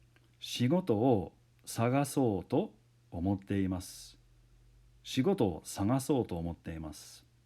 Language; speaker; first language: Japanese; non-native, fluent; English